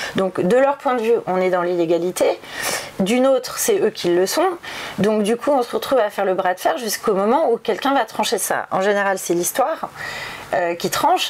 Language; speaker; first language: French; native; French